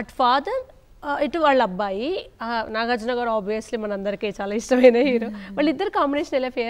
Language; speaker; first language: Telugu; native; Telugu